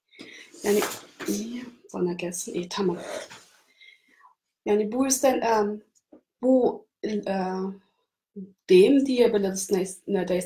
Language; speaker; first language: Turkish; non-native, fluent; German